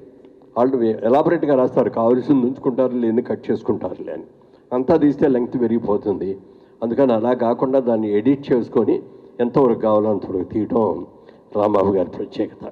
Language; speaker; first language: Telugu; native; Telugu